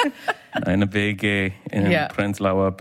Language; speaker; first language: German; non-native, learner; English